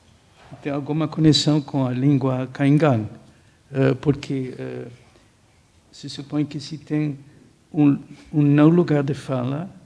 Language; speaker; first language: Portuguese; non-native, fluent; Dutch